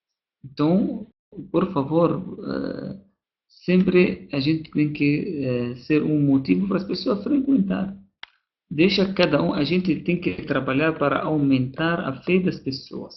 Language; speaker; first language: Portuguese; non-native, fluent; Arabic